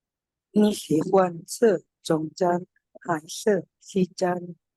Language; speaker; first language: Chinese; non-native, learner; Indonesian